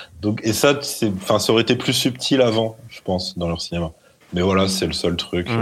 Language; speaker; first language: French; native; French